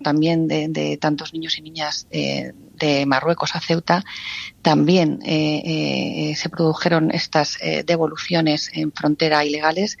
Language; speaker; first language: Spanish; native; Spanish